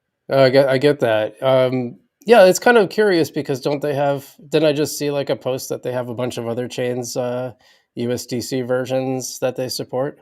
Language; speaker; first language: English; native; English